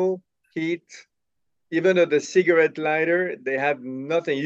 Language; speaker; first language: English; non-native, fluent; French